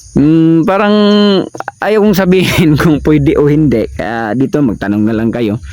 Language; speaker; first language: Filipino; non-native, local second language; Cebuano